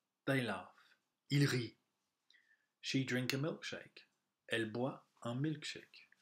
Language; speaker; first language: English; native; English